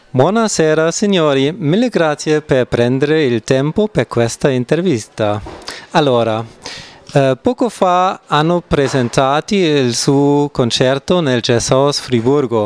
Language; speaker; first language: Italian; non-native, learner; German